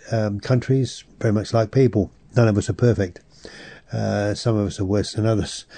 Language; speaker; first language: English; native; English